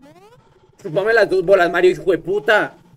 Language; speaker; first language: Spanish; native; Spanish